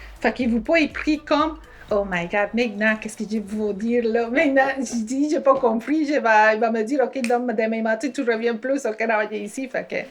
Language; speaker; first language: French; non-native, fluent; Spanish